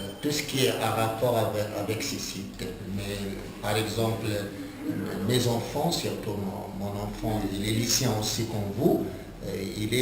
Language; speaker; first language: French; non-native, local second language; Arabic